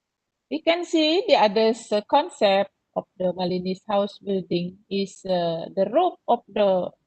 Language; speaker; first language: English; non-native, learner; Indonesian